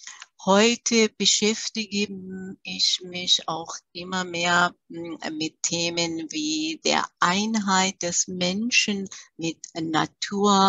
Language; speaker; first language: German; early bilingual, other home language; Persian